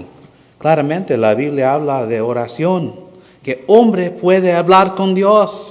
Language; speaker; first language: Spanish; non-native, fluent; English